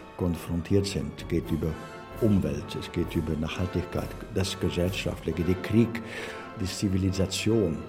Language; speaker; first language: German; non-native, fluent; Dutch